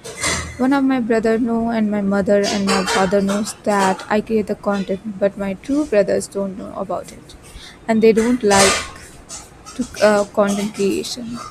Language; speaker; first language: English; non-native, learner; Bhojpuri